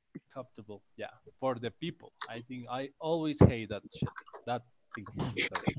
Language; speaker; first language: English; non-native, learner; Spanish